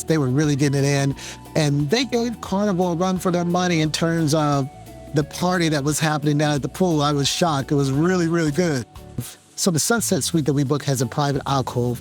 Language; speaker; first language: English; native; English